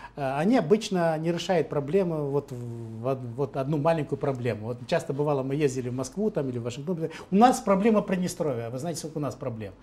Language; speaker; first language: Russian; native; Russian